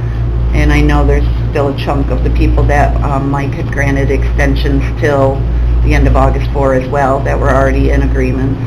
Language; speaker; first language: English; native; English